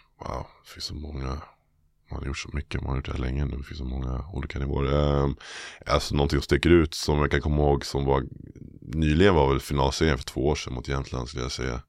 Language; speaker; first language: Swedish; native; Swedish